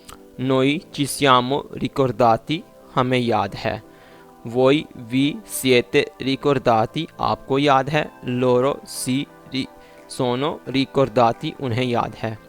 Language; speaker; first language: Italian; non-native, fluent; Urdu